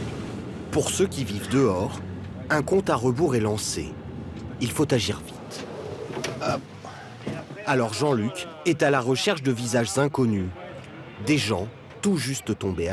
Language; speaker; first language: French; native; French